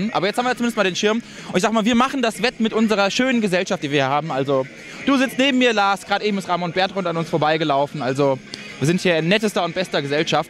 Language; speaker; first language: German; native; German